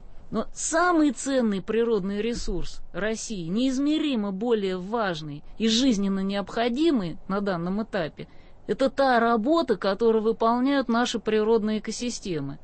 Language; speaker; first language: Russian; native; Russian